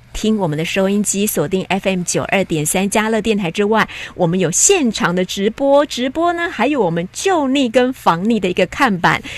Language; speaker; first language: Chinese; native; Chinese